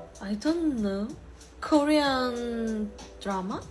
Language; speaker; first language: English; non-native, learner; Korean